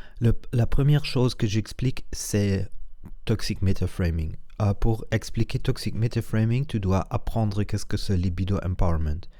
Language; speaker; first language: French; non-native, learner; Spanish